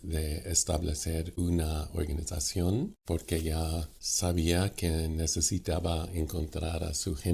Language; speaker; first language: Spanish; non-native, fluent; English